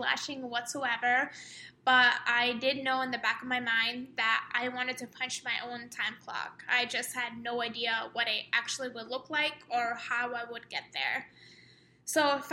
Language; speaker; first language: English; non-native, fluent; Estonian